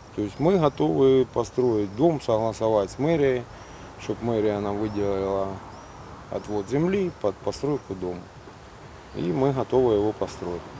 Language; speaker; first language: Russian; native; Russian